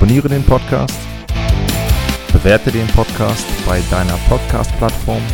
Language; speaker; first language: German; native; German